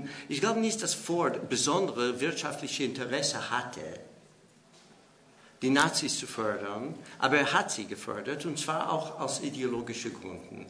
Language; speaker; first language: German; non-native, fluent; English